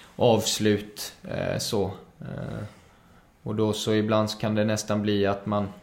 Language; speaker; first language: Swedish; early bilingual, other home language; Spanish